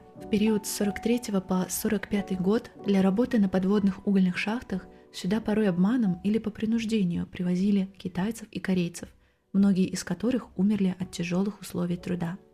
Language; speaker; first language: Russian; native; Russian